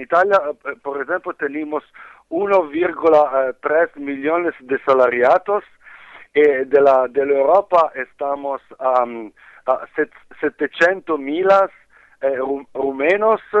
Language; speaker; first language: Spanish; non-native, learner; Italian